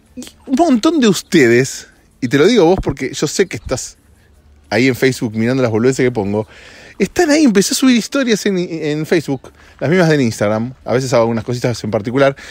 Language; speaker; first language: Spanish; native; Spanish